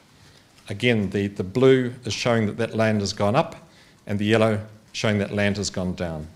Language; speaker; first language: English; native; English